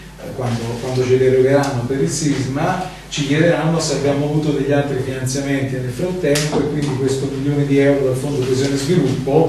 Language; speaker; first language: Italian; native; Italian